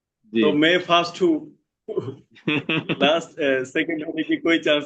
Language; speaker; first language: Hindi; non-native, learner; Bangla